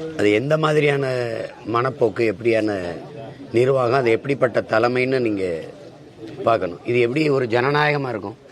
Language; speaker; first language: Tamil; native; Tamil